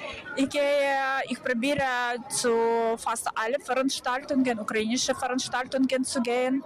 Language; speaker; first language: German; non-native, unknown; Ukrainian